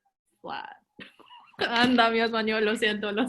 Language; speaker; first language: Spanish; non-native, learner; English